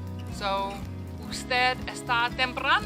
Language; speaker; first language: Spanish; non-native, fluent; English